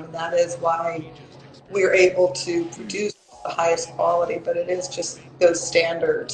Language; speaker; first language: English; native; English